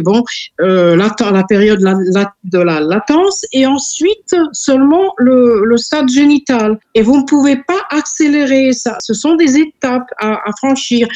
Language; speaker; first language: French; non-native, fluent; Serbian